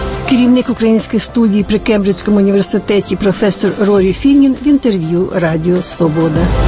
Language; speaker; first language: Ukrainian; native; Ukrainian